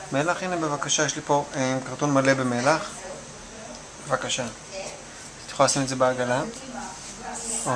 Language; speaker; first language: Hebrew; native; Hebrew